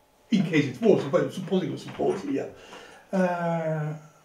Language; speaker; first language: English; non-native, fluent; Italian